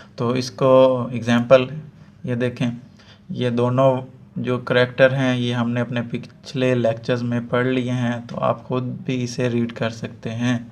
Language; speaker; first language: Urdu; non-native, local second language; Punjabi